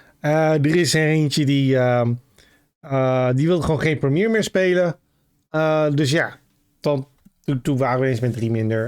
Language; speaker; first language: Dutch; native; Dutch